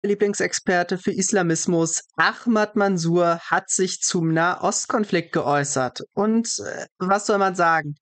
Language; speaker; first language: German; native; German